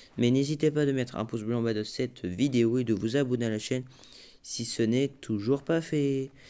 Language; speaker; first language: French; native; French